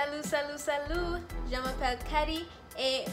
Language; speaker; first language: French; non-native, learner; English